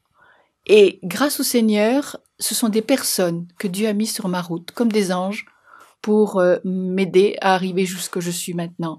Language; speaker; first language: French; native; French